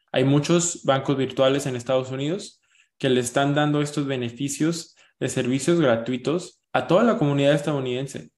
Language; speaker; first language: Spanish; early bilingual, heritage; Spanish